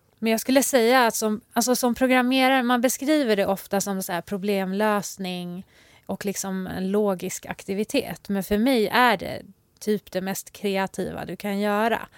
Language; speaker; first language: Swedish; early bilingual, other home language; Persian